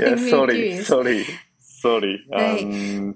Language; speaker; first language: English; non-native, learner; Japanese